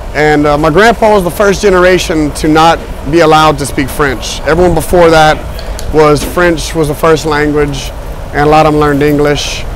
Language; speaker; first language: English; native; English